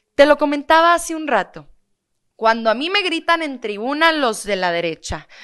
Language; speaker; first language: Spanish; native; Spanish